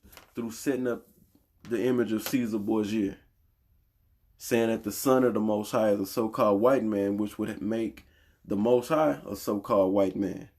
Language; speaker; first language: English; native; English